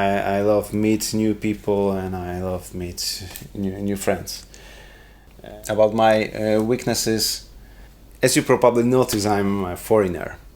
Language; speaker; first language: English; non-native, learner; Polish